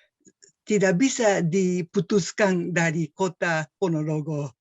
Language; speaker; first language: Indonesian; non-native, fluent; Japanese